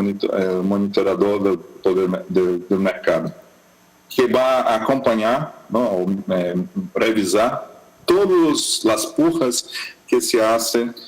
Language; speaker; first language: Spanish; non-native, fluent; Portuguese